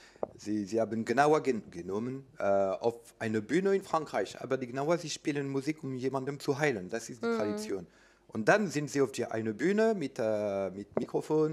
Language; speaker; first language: German; non-native, learner; French